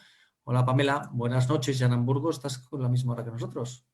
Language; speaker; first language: Spanish; native; Spanish